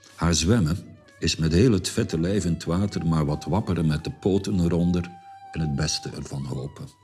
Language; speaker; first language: Dutch; native; Dutch